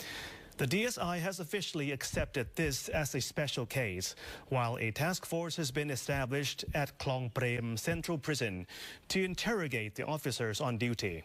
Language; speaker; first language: English; non-native, fluent; Thai